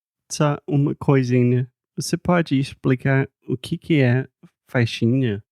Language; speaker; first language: Portuguese; non-native, fluent; English